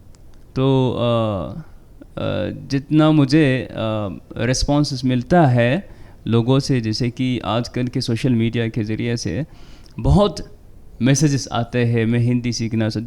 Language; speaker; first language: Hindi; non-native, fluent; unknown